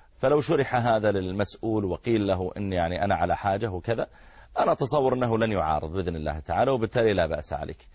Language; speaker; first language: Arabic; native; Arabic